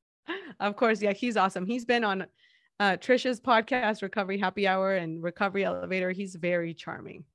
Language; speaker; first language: English; non-native, fluent; Spanish